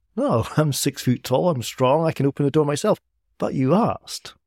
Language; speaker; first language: English; native; English